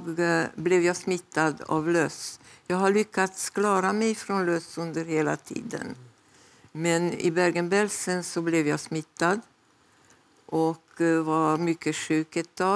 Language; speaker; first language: Swedish; non-native, fluent; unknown